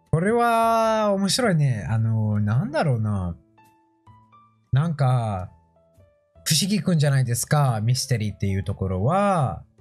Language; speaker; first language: Japanese; non-native, fluent; English